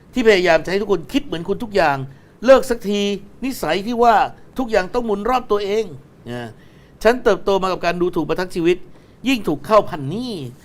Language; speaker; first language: Thai; native; Thai